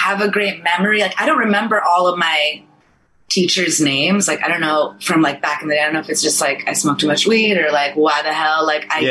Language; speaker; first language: English; early bilingual, other home language; Persian